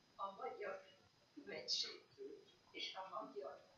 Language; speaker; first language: Hungarian; early bilingual, heritage; Hungarian